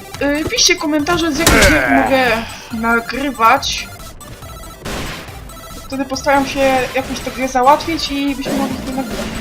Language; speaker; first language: Polish; native; Polish